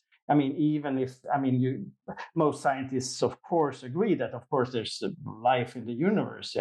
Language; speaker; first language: English; non-native, fluent; Swedish